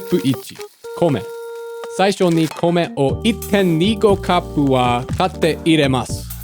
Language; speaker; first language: Japanese; non-native, learner; English